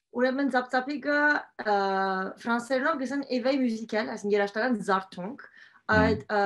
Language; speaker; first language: Armenian; early bilingual, heritage; Armenian